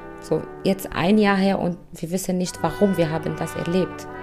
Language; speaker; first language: German; non-native, fluent; Arabic